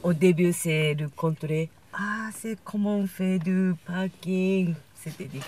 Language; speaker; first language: French; non-native, learner; Japanese